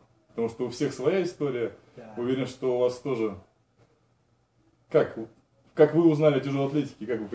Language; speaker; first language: Russian; native; Russian